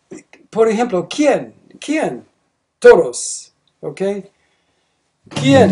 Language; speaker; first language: Spanish; non-native, learner; English